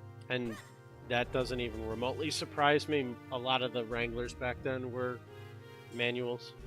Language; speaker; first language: English; native; English